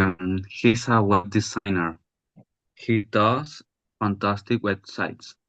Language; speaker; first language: English; non-native, learner; Spanish